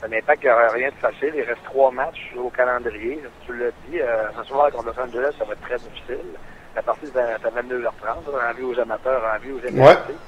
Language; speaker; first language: French; native; French